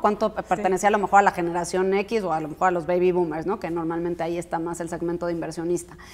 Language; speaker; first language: Spanish; native; Spanish